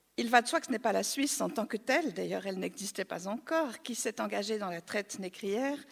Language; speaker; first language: French; native; French